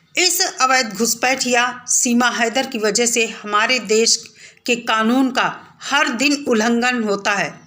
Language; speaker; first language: Hindi; native; Hindi